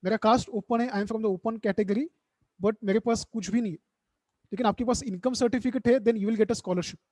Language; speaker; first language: Hindi; non-native, local second language; Marathi